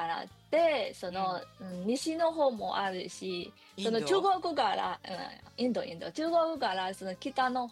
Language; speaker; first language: Japanese; non-native, learner; Burmese